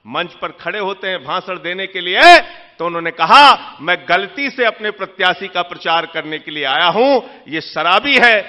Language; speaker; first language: Hindi; native; Hindi